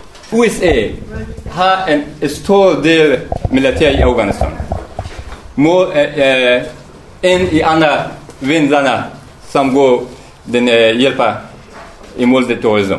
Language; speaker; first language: Danish; non-native, learner; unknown